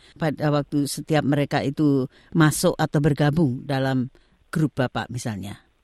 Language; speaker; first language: Indonesian; native; Indonesian